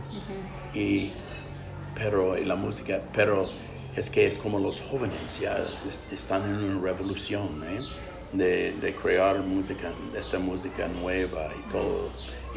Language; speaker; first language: Spanish; non-native, fluent; English